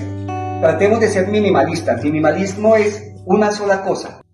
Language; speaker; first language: Spanish; native; Spanish